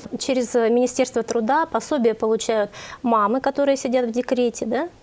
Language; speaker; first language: Russian; native; Russian